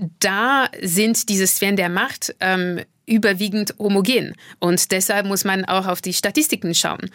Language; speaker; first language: German; non-native, fluent; French